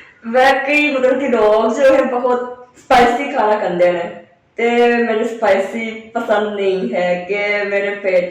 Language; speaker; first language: Hindi; non-native, fluent; Japanese